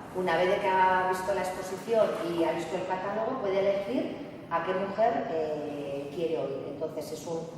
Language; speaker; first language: Spanish; non-native, local second language; Basque